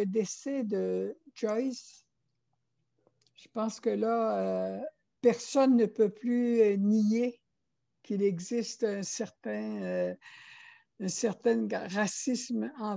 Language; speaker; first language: French; non-native, local second language; Innu-aimun